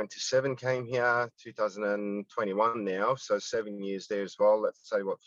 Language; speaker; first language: English; non-native, fluent; Greek